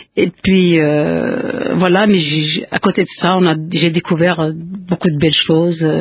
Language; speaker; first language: French; non-native, local second language; Kabyle